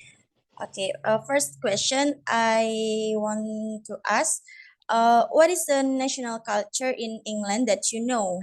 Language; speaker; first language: English; non-native, learner; Indonesian